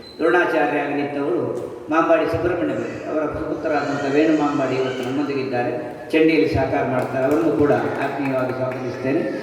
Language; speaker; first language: Kannada; native; Kannada